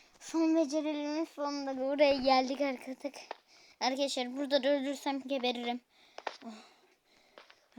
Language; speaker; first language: Turkish; native; Turkish